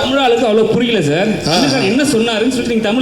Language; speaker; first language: Tamil; native; Tamil